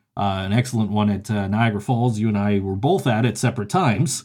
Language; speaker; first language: English; native; English